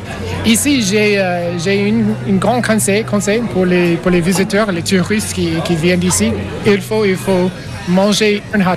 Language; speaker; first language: French; non-native, learner; English